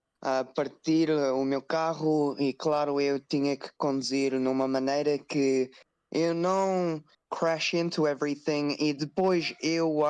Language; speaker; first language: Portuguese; non-native, learner; English